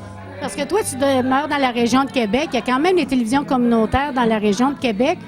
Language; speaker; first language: French; native; French